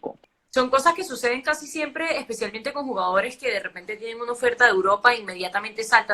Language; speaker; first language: Spanish; native; Spanish